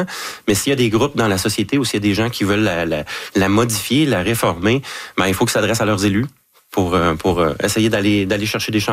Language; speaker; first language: French; native; French